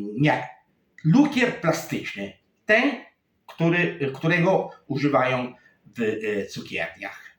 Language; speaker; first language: Polish; non-native, fluent; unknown